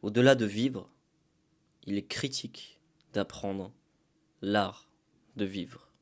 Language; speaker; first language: French; native; French